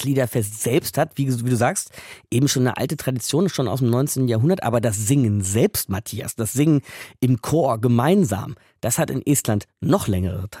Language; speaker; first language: German; native; German